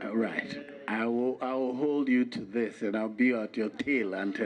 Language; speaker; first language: English; non-native, local second language; Akan